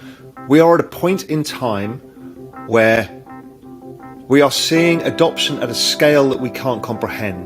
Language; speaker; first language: English; native; English